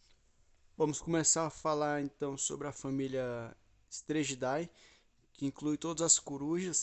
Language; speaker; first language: Portuguese; native; Portuguese